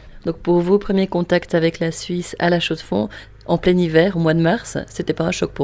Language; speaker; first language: French; native; French